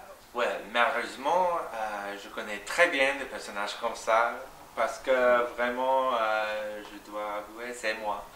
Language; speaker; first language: French; non-native, fluent; English